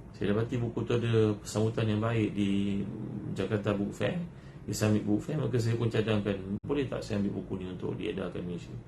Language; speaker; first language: Malay; native; Malay